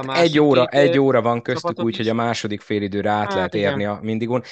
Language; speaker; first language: Hungarian; native; Hungarian